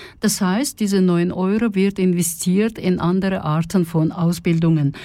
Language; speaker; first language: German; non-native, fluent; Russian